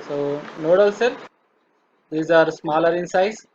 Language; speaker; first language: English; non-native, local second language; Telugu